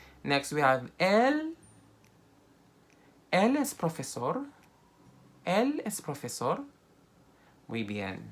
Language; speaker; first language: Spanish; non-native, fluent; Filipino